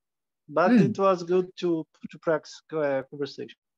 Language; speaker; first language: English; non-native, learner; Portuguese